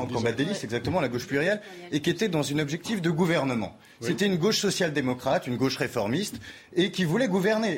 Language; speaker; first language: French; native; French